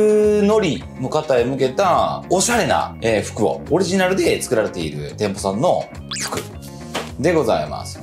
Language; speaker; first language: Japanese; native; Japanese